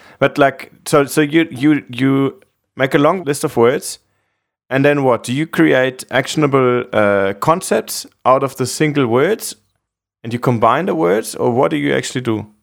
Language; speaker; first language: English; non-native, fluent; German